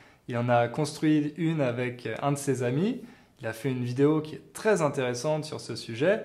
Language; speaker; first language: French; native; French